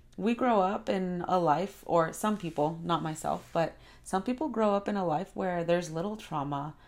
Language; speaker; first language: English; early bilingual, other home language; Spanish